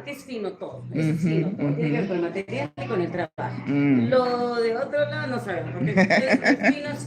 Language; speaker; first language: Spanish; native; Spanish